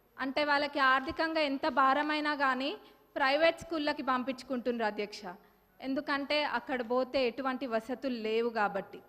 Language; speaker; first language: Telugu; native; Telugu